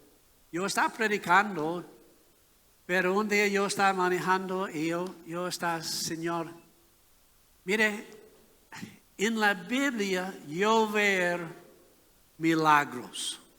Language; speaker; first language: Spanish; non-native, learner; English